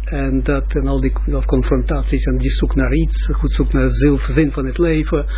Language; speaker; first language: Dutch; non-native, fluent; Russian